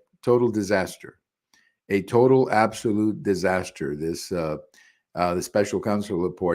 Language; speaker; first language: English; early bilingual, other home language; Spanish